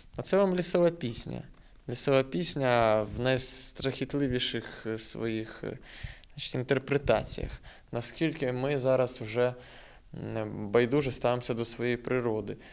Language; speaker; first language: Ukrainian; non-native, local second language; Russian